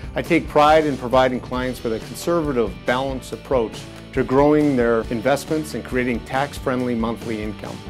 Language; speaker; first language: English; native; English